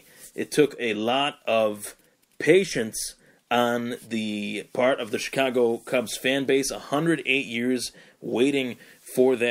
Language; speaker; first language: English; native; English